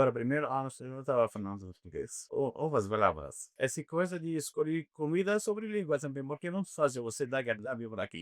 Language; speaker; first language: Portuguese; non-native, learner; Arabic